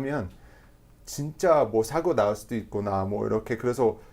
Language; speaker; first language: Korean; non-native, fluent; English